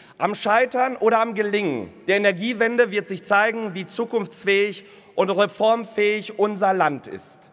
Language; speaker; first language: German; early bilingual, other home language; Polish